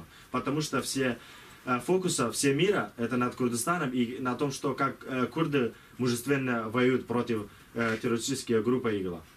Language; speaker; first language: Russian; non-native, learner; Kurdish